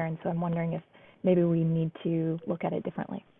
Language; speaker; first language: English; native; English